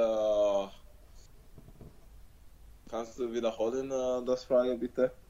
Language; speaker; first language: German; non-native, learner; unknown